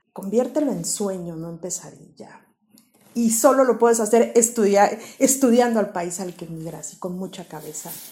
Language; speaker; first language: Spanish; native; Spanish